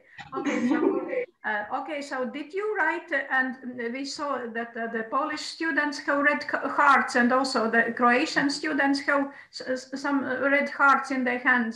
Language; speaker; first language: English; non-native, fluent; Croatian